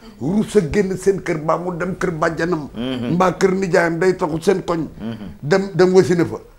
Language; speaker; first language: Wolof; native; Wolof